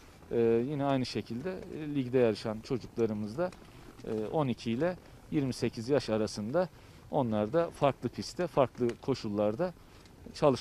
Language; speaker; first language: Turkish; native; Turkish